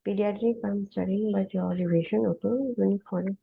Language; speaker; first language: English; non-native, local second language; Gujarati